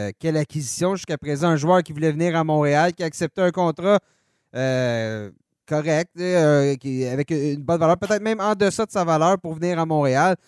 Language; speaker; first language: French; native; French